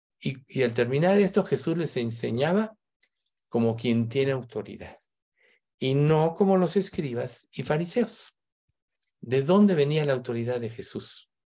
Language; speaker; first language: Spanish; native; Spanish